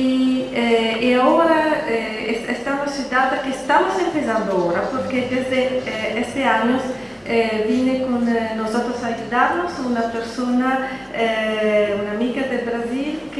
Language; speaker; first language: Spanish; non-native, fluent; Italian